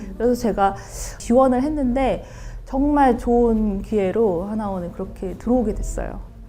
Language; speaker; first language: Korean; native; Korean